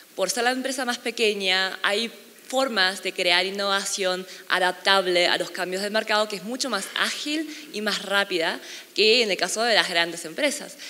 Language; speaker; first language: Spanish; non-native, fluent; Korean